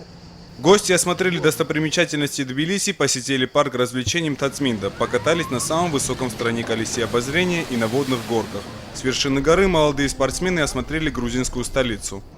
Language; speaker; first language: Russian; native; Russian